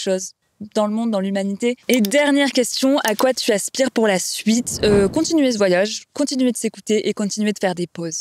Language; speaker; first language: French; native; French